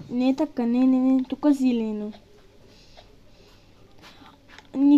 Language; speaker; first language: Bulgarian; early bilingual, heritage; Bulgarian